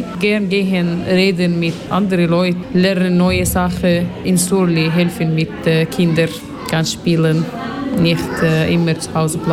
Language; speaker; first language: German; non-native, learner; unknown